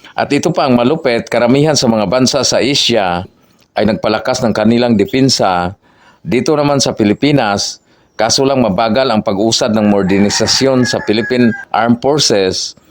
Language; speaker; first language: Filipino; non-native, local second language; Cebuano